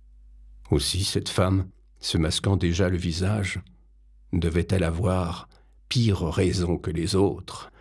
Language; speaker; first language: French; native; French